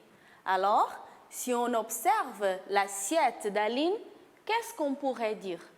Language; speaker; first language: French; non-native, fluent; Portuguese